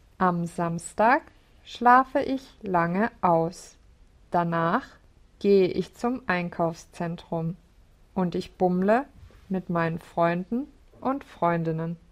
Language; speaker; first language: German; non-native, learner; English